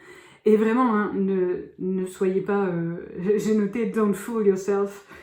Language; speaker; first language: French; native; French